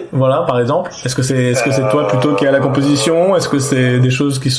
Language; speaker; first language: French; native; French